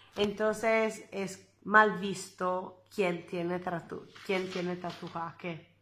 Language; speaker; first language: Spanish; non-native, learner; Italian